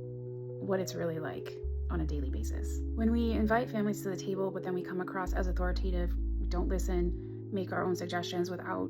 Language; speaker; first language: English; native; English